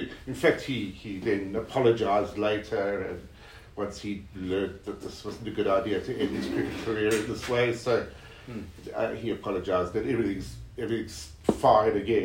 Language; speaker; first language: English; native; English